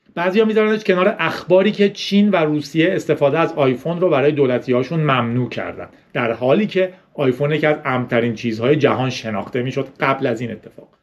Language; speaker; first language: Persian; native; Persian